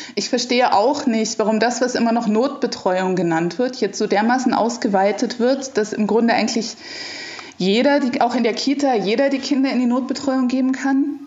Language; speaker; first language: German; native; German